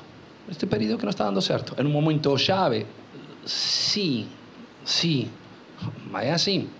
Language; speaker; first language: Portuguese; non-native, local second language; Spanish